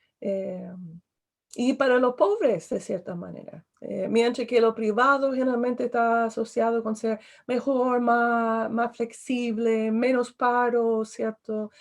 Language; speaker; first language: Spanish; non-native, fluent; English